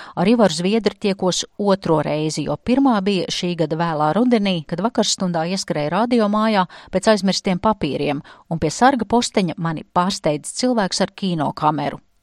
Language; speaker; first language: Latvian; native; Latvian